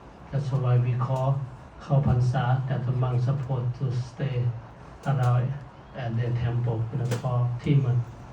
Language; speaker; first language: English; non-native, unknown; Thai